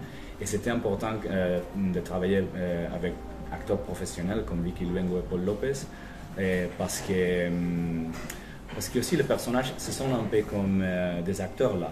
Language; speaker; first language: French; non-native, fluent; Spanish